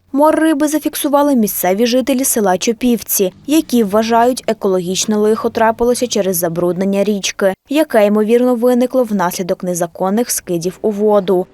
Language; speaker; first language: Ukrainian; native; Ukrainian